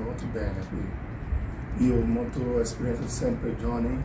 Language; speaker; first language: Italian; non-native, learner; Ukrainian